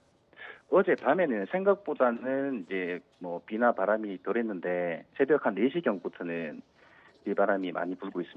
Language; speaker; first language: Korean; native; Korean